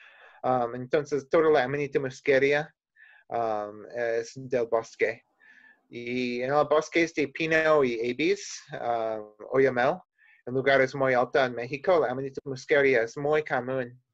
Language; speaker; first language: Spanish; non-native, learner; English